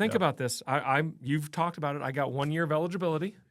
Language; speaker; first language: English; native; English